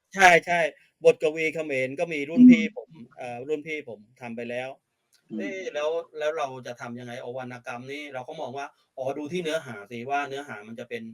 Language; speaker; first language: Thai; native; Thai